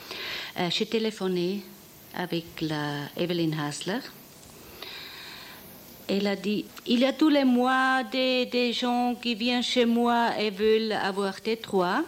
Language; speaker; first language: French; non-native, fluent; German